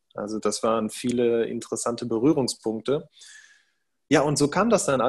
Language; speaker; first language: German; native; German